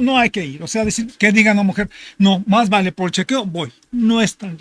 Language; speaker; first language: Spanish; native; Spanish